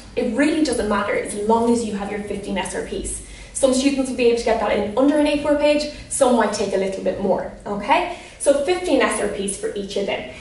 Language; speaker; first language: English; native; English